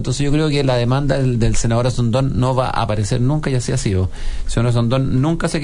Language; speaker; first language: Spanish; native; Spanish